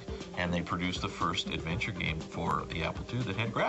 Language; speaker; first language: English; native; English